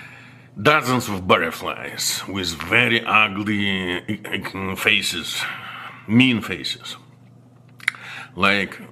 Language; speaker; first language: English; non-native, fluent; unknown